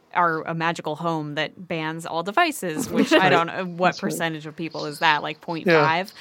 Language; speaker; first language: English; native; English